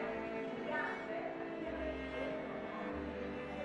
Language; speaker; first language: Italian; native; Italian